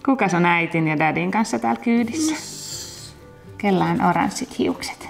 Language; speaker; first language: Finnish; native; Finnish